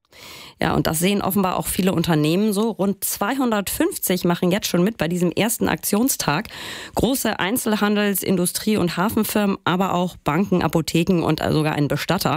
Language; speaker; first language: German; native; German